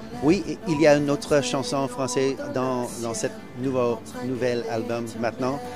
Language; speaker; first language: French; non-native, learner; English